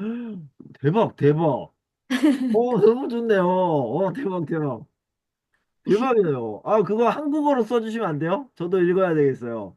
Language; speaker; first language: Korean; native; Korean